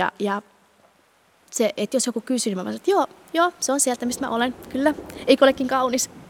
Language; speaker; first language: Finnish; early bilingual, other home language; Bangla